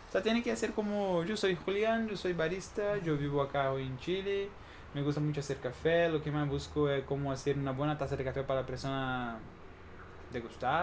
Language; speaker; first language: Spanish; non-native, learner; Portuguese